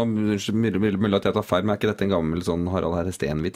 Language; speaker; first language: Norwegian; native; Norwegian